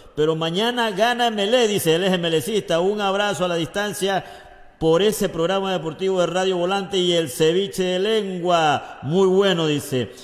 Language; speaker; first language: Spanish; native; Spanish